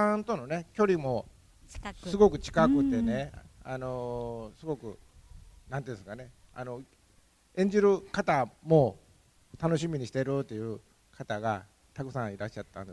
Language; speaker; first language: Japanese; native; Japanese